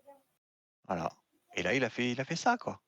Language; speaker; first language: French; native; French